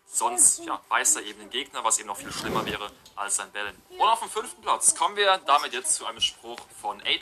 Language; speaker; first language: German; native; German